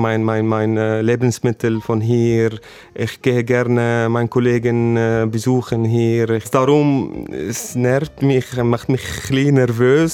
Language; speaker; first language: German; non-native, fluent; Arabic